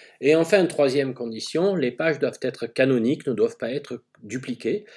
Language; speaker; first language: French; native; French